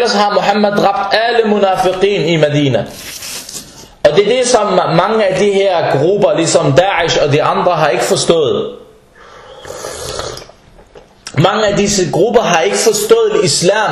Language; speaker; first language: Danish; non-native, fluent; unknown